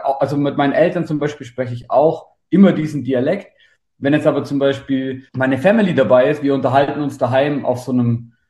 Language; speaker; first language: German; native; German